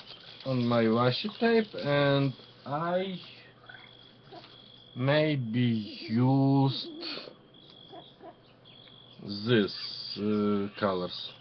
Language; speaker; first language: English; non-native, learner; Ukrainian